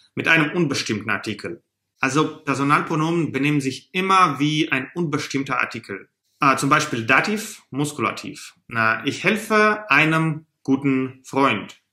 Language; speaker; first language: German; non-native, fluent; Russian